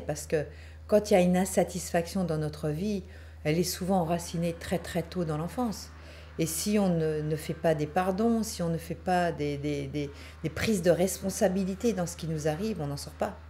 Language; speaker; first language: French; native; French